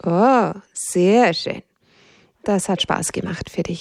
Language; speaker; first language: German; native; German